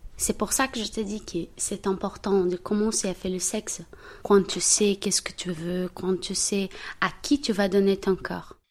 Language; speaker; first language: French; non-native, learner; Portuguese